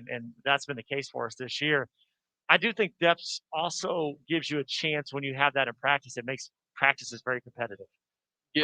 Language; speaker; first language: English; native; English